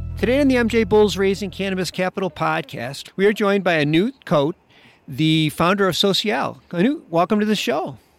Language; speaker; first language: English; native; English